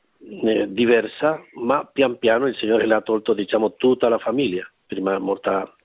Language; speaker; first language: Italian; non-native, fluent; Spanish